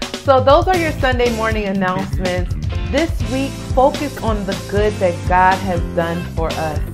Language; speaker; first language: English; native; English